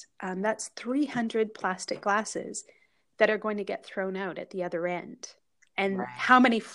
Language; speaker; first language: English; native; English